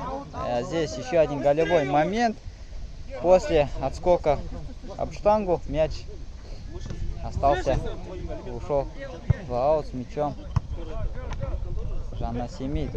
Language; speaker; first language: Russian; non-native, local second language; Kazakh